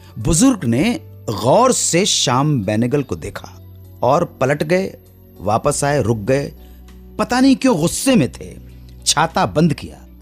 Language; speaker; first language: Hindi; native; Hindi